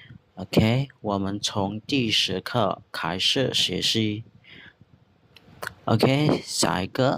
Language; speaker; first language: Chinese; non-native, fluent; Khmer